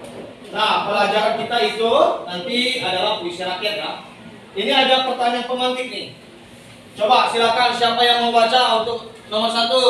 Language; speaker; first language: Indonesian; native; Indonesian